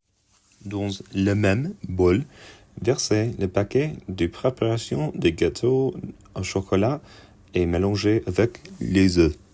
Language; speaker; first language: French; non-native, learner; English